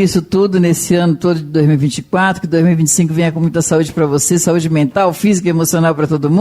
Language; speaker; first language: Portuguese; native; Portuguese